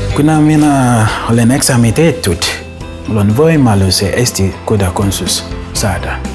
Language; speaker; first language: Estonian; non-native, learner; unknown